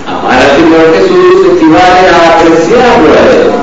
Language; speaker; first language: Spanish; native; Spanish